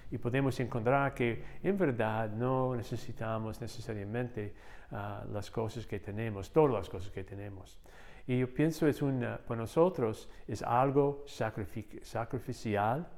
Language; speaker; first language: Spanish; non-native, fluent; English